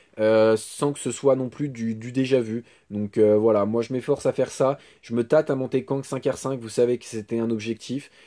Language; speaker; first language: French; native; French